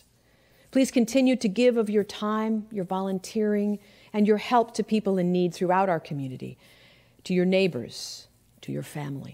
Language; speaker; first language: English; native; English